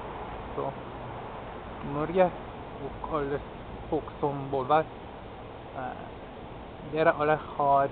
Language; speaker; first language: Norwegian; non-native, learner; English